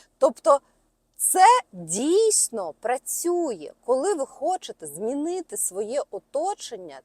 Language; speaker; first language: Ukrainian; non-native, local second language; Russian